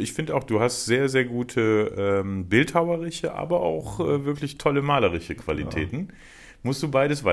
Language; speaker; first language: German; native; German